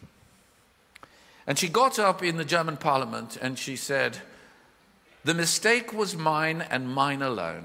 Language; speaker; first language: English; native; English